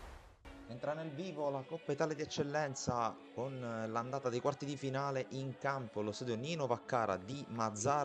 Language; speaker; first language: Italian; native; Italian